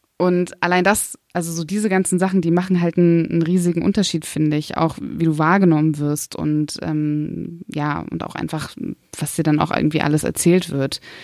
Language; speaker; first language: German; early bilingual, other home language; Kurdish